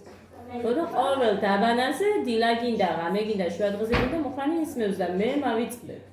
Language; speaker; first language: Georgian; native; Georgian